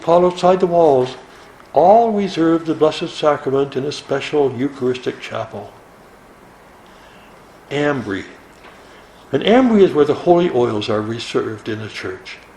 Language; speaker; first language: English; native; English